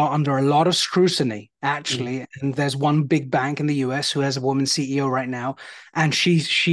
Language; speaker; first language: English; native; English